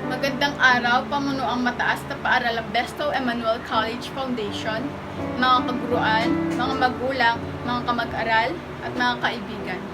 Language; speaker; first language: Filipino; native; Filipino